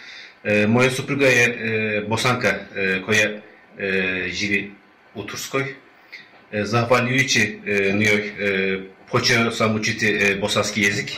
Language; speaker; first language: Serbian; non-native, learner; Turkish